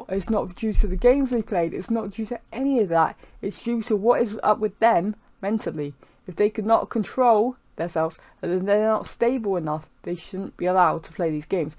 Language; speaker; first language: English; native; English